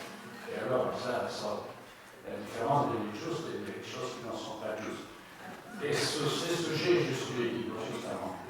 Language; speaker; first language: French; non-native, learner; Spanish